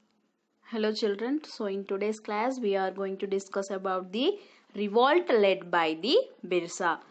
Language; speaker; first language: English; non-native, local second language; Telugu